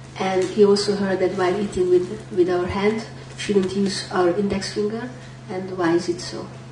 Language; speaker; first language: English; non-native, fluent; Hungarian